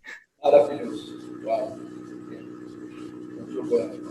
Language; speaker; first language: Spanish; non-native, fluent; Portuguese